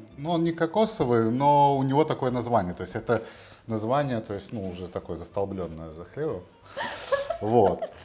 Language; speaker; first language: Russian; native; Russian